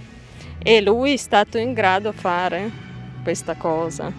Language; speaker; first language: Italian; non-native, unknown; Russian